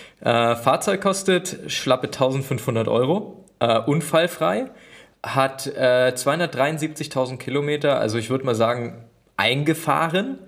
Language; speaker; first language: German; native; German